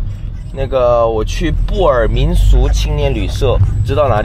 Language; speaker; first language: Chinese; non-native, fluent; Korean